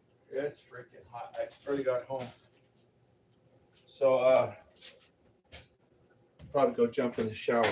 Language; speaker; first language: English; native; English